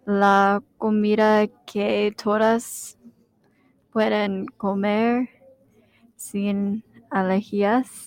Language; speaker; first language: Spanish; non-native, learner; English